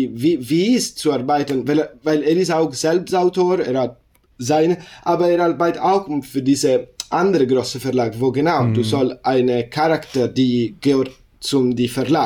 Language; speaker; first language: German; non-native, learner; Italian